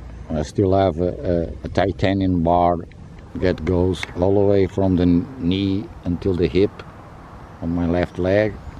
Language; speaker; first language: English; non-native, fluent; Portuguese